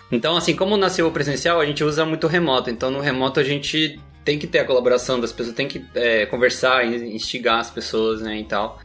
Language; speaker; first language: Portuguese; non-native, fluent; Spanish